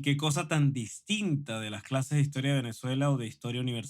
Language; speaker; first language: Spanish; native; Spanish